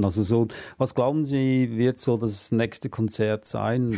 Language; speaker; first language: German; native; German